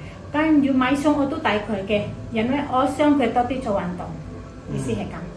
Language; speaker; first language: Cantonese; non-native, fluent; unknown